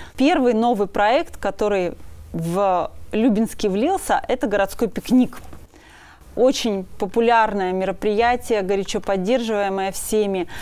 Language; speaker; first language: Russian; native; Russian